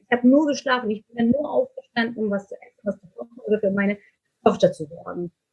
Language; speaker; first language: German; non-native, fluent; Turkish